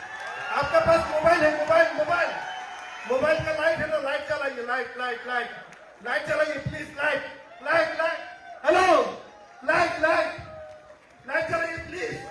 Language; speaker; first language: Hindi; non-native, learner; Bangla